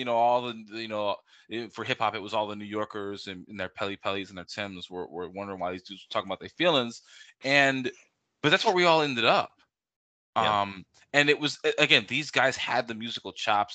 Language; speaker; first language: English; native; English